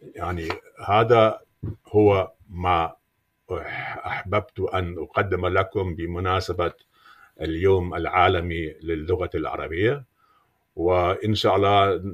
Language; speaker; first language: Arabic; non-native, fluent; German